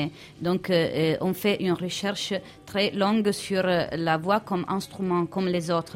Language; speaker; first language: French; non-native, fluent; Italian